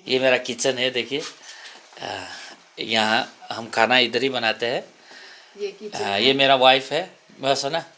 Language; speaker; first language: Hindi; non-native, local second language; Nepali